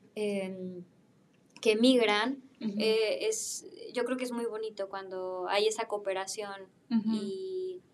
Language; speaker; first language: Spanish; native; Spanish